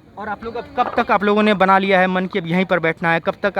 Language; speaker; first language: Hindi; native; Hindi